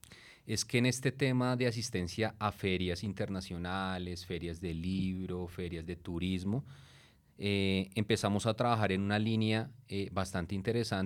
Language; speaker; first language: Spanish; native; Spanish